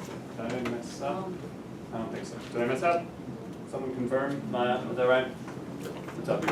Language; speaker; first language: English; native; English